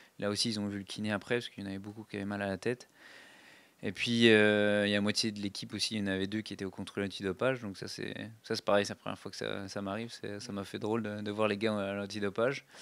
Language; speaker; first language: French; native; French